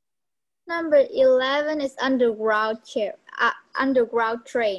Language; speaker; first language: English; non-native, learner; Vietnamese